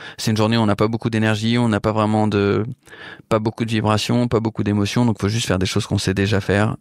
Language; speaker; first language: French; native; French